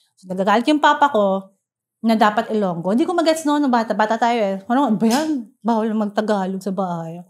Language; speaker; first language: Filipino; non-native, local second language; Hiligaynon